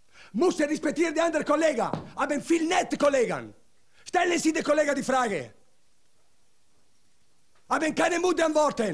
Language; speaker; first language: German; non-native, learner; Italian